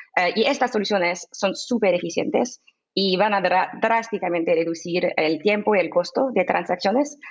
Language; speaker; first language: Spanish; non-native, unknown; English